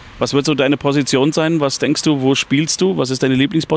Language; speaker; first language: German; native; German